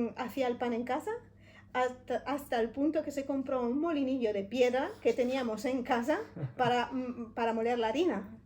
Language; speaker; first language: Spanish; non-native, fluent; Italian